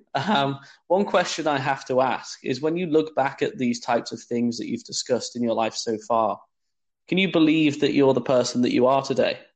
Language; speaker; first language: English; non-native, local second language; Krio